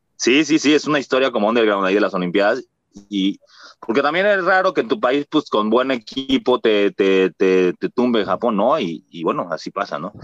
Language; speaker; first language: Spanish; native; Spanish